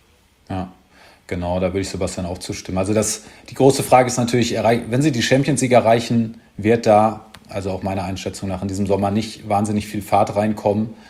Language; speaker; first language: German; native; German